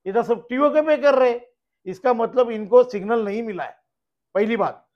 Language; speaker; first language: Hindi; non-native, local second language; Marathi